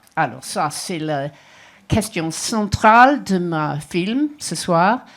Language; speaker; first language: French; non-native, learner; English